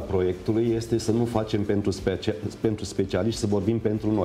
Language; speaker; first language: Romanian; native; Romanian